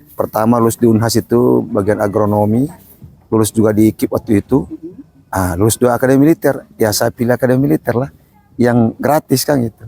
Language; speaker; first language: Indonesian; non-native, local second language; Buginese